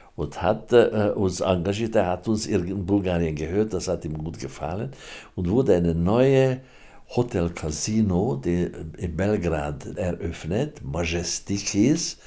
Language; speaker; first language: German; non-native, fluent; Hungarian